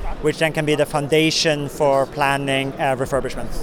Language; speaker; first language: English; non-native, fluent; Norwegian